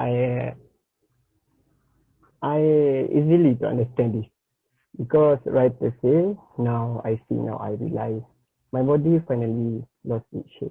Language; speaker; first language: English; non-native, learner; Malay